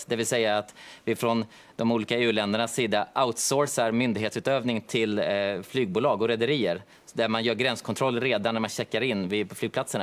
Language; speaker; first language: Swedish; native; Swedish